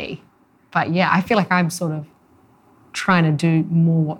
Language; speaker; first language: English; native; English